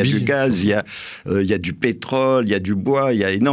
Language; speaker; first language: French; native; French